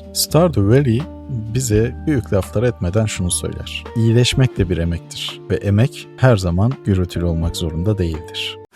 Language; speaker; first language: Turkish; native; Turkish